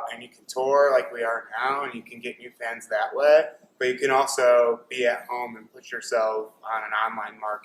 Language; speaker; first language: English; native; English